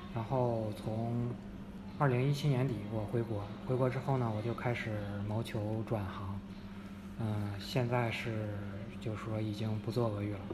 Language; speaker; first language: Chinese; native; Chinese